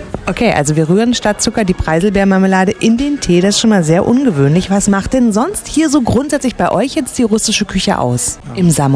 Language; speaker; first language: German; native; German